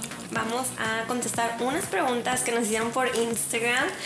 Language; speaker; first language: Spanish; early bilingual, heritage; Spanish